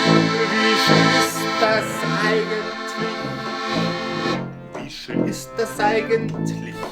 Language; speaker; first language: German; native; German